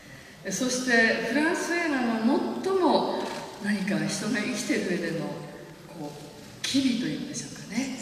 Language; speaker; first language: Japanese; native; Japanese